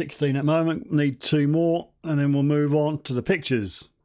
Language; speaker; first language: English; native; English